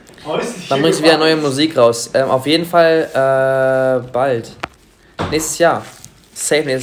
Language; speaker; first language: German; native; German